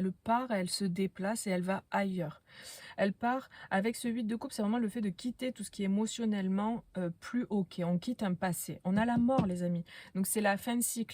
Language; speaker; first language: French; native; French